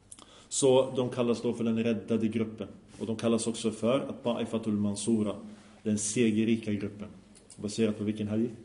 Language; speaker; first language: Swedish; early bilingual, other home language; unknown